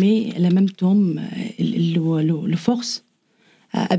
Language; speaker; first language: French; non-native, learner; Arabic